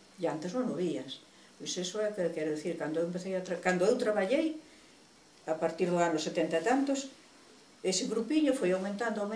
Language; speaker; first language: Galician; native; Galician